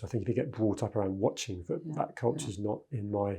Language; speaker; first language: English; native; English